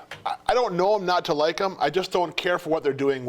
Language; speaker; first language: English; native; English